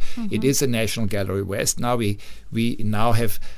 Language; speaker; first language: English; non-native, fluent; German